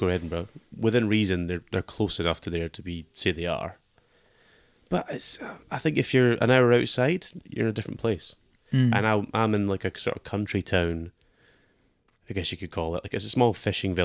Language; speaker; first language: English; native; English